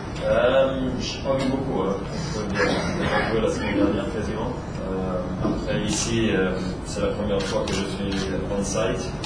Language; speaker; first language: French; non-native, local second language; Swiss German